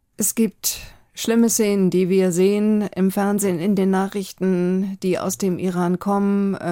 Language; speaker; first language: German; native; German